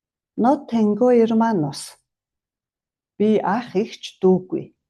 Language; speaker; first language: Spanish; non-native, fluent; Mongolian